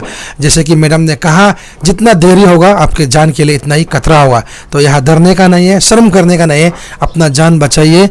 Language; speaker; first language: Hindi; non-native, local second language; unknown